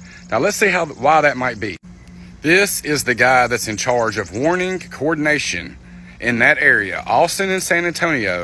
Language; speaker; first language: English; native; English